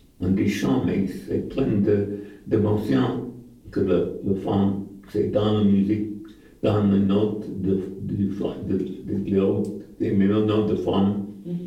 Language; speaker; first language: French; non-native, fluent; English